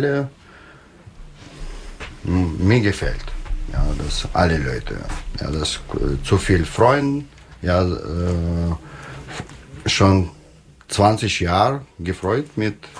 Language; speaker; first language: German; non-native, learner; Russian